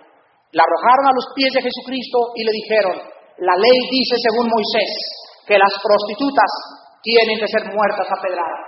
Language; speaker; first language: Spanish; native; Spanish